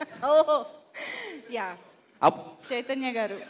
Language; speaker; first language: Telugu; native; Telugu